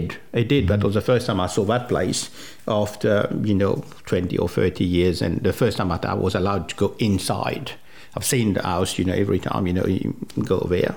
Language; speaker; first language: English; non-native, fluent; French